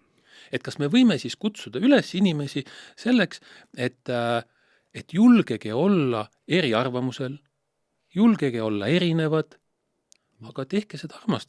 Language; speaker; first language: Estonian; native; Estonian